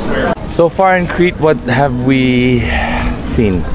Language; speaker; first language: English; non-native, fluent; Indonesian